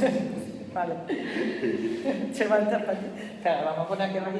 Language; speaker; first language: Spanish; native; Spanish